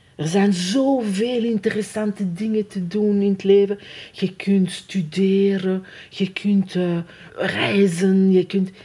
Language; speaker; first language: Dutch; non-native, fluent; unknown